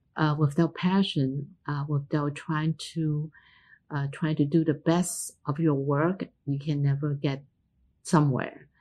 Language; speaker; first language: English; non-native, local second language; Cantonese